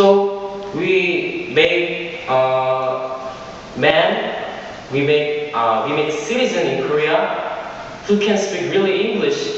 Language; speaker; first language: English; non-native, fluent; Korean